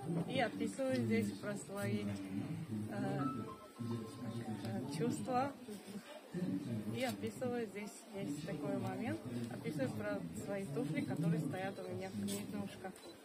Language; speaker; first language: Russian; non-native, fluent; Korean